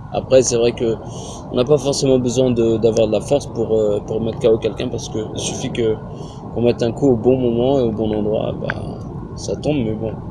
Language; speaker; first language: French; early bilingual, other home language; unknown